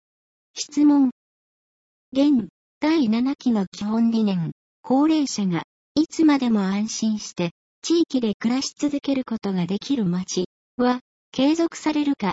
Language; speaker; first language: Japanese; native; Japanese